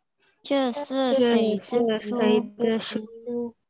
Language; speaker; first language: Chinese; non-native, learner; Indonesian